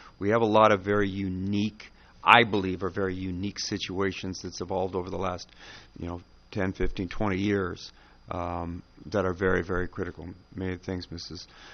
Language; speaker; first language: English; native; English